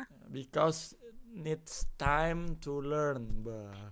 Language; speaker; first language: English; non-native, learner; Indonesian